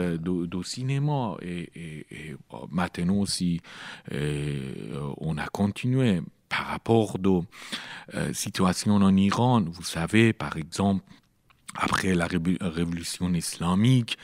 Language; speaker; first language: French; non-native, learner; Persian